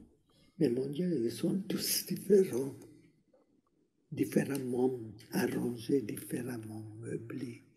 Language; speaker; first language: French; non-native, learner; Hungarian